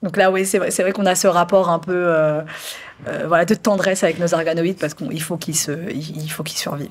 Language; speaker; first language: French; early bilingual, other home language; Arabic